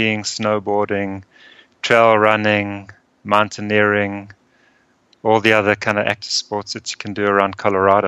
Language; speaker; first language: English; early bilingual, other home language; German